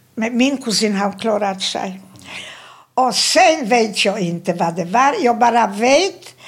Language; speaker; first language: Swedish; non-native, fluent; Polish